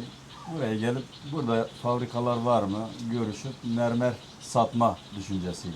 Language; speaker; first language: Turkish; native; Turkish